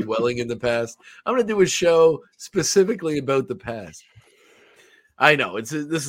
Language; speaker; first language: English; native; English